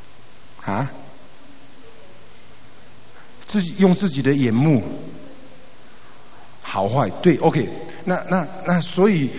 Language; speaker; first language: Chinese; native; Chinese